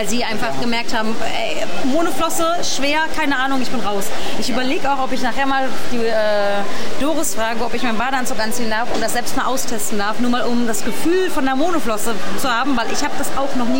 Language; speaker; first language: German; native; German